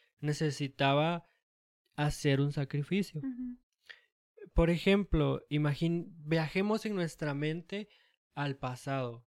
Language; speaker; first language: Spanish; early bilingual, heritage; Spanish